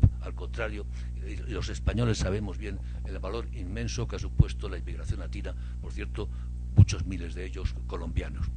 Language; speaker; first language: Spanish; native; Spanish